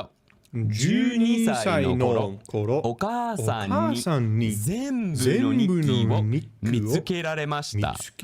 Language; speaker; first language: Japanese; non-native, learner; English